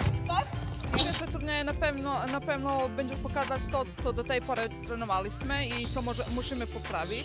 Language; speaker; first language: Polish; non-native, fluent; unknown